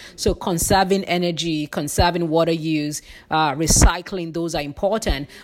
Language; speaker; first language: English; non-native, local second language; Yoruba